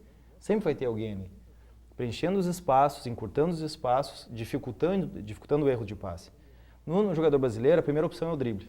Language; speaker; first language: Portuguese; native; Portuguese